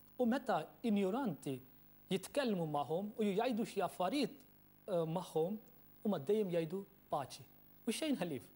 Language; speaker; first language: Maltese; non-native, fluent; Urdu